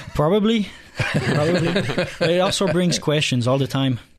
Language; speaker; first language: English; non-native, fluent; French